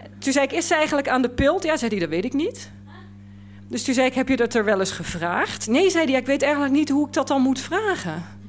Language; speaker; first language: Dutch; native; Dutch